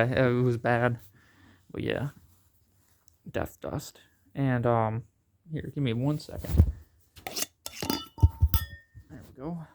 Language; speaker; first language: English; native; English